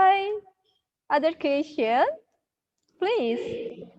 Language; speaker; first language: English; non-native, learner; Indonesian